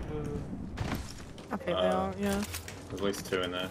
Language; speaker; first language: English; native; English